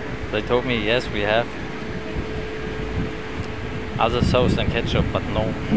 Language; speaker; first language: English; non-native, fluent; German